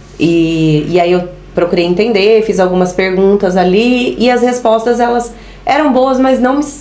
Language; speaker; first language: Portuguese; native; Portuguese